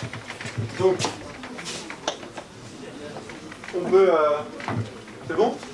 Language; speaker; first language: French; native; French